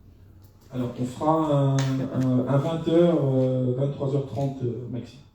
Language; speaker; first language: French; native; French